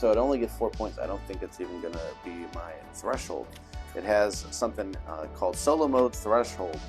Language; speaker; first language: English; native; English